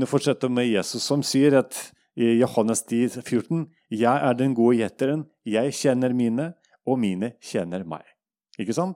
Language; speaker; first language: Norwegian; non-native, fluent; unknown